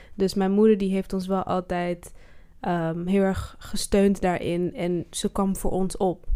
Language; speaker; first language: Dutch; early bilingual, other home language; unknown